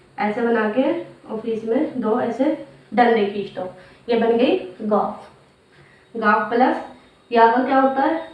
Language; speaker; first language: Hindi; native; Hindi